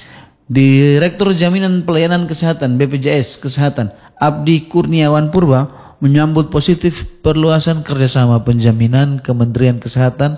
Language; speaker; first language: Indonesian; non-native, local second language; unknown